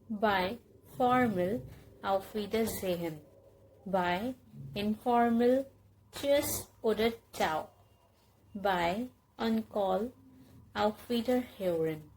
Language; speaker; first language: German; non-native, learner; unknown